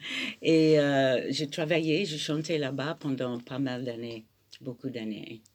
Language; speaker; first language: French; non-native, fluent; English